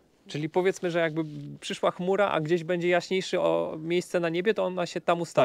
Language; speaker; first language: Polish; native; Polish